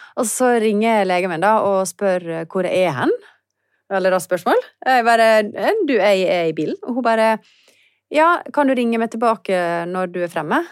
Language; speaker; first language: Norwegian; native; Norwegian